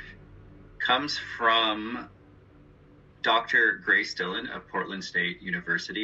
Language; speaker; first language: English; native; English